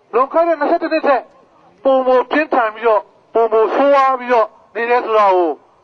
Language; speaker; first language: Burmese; native; Burmese